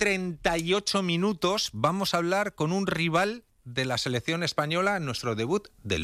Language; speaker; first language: Spanish; native; Spanish